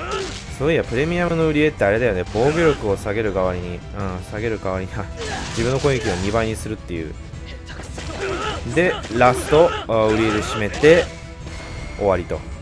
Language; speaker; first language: Japanese; native; Japanese